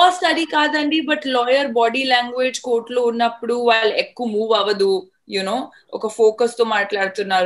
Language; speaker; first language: Telugu; non-native, fluent; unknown